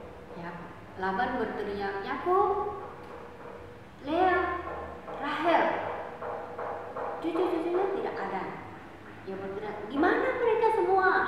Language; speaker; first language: Indonesian; native; Indonesian